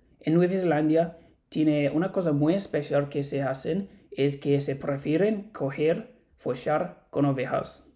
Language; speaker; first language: Spanish; non-native, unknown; English